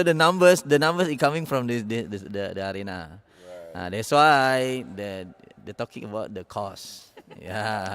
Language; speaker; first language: English; non-native, learner; Indonesian